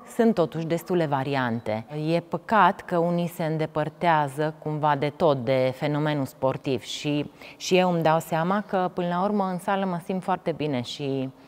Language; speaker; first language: Romanian; native; Romanian